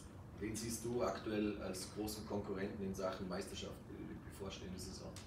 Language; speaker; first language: German; native; German